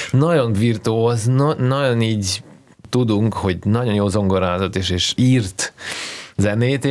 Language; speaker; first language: Hungarian; non-native, fluent; Russian